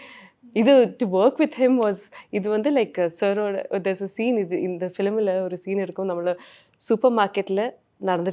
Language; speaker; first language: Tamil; non-native, learner; Malayalam